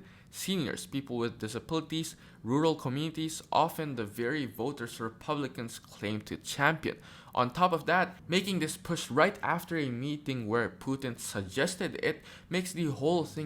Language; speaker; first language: English; native; English